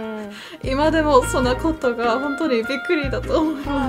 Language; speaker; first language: Japanese; non-native, fluent; English